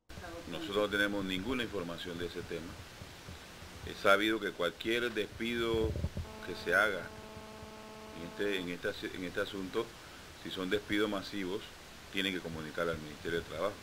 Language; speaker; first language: Spanish; native; Spanish